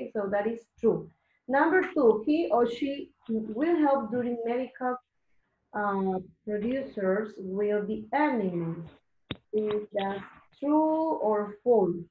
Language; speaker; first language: English; non-native, learner; Spanish